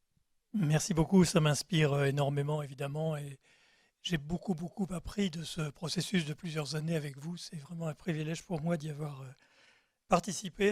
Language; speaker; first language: French; native; French